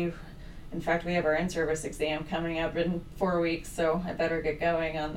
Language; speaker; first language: English; native; English